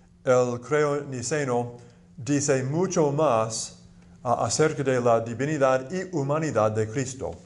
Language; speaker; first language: Spanish; non-native, fluent; English